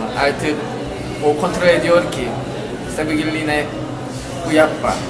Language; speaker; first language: Turkish; non-native, learner; Korean